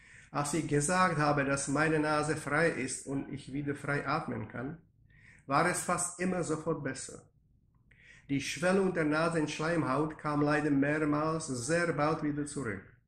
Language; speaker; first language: German; non-native, fluent; Czech